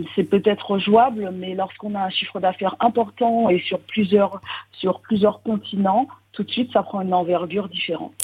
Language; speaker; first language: French; native; French